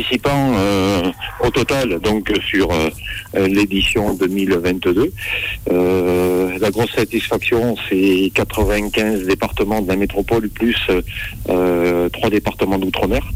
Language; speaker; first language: French; native; French